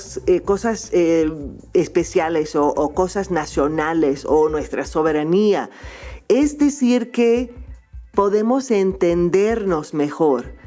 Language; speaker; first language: Spanish; non-native, fluent; English